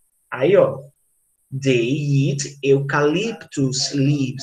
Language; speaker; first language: English; non-native, fluent; Portuguese